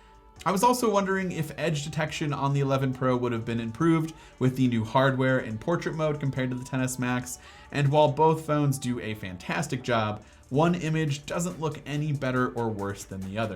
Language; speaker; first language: English; native; English